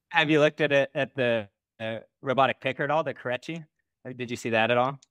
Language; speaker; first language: English; native; English